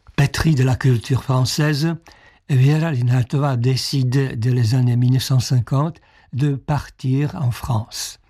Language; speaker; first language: French; non-native, fluent; Czech